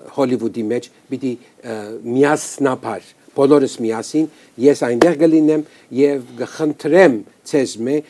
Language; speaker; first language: Armenian; early bilingual, heritage; Armenian